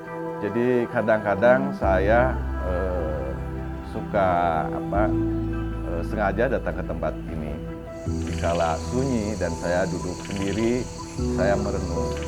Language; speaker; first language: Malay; non-native, local second language; Sundanese